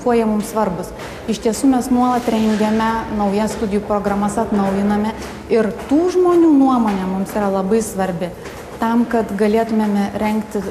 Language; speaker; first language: Lithuanian; native; Lithuanian